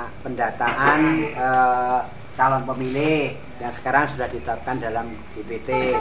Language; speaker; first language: Indonesian; native; Indonesian